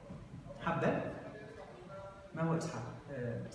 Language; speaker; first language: Arabic; native; Arabic